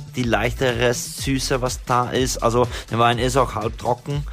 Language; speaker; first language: German; non-native, fluent; Dutch